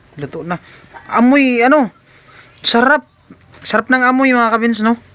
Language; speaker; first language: Filipino; non-native, local second language; Bikol